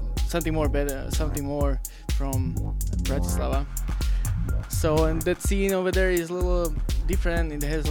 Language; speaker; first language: English; non-native, learner; Slovak